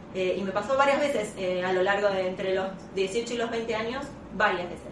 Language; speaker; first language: Spanish; native; Spanish